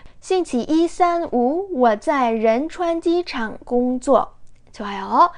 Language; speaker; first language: Chinese; non-native, fluent; Korean